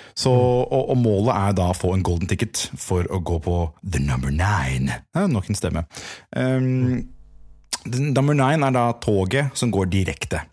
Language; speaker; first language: Norwegian; native; Norwegian